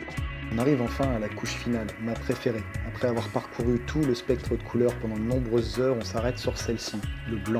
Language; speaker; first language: French; native; French